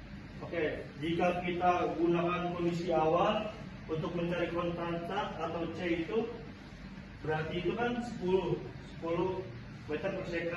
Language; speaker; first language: Indonesian; native; Indonesian